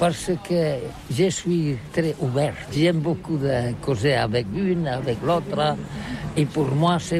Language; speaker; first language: French; non-native, learner; Catalan